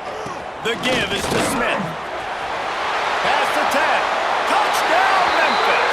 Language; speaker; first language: English; native; English